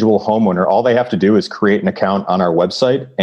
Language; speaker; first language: English; native; English